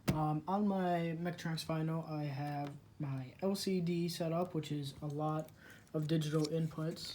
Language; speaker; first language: English; native; English